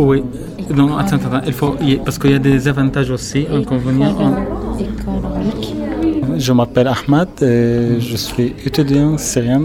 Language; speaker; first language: French; non-native, learner; Arabic